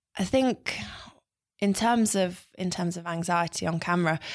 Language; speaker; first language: English; native; English